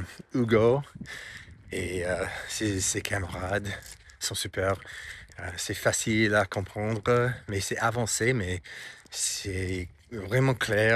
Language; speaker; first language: French; non-native, fluent; English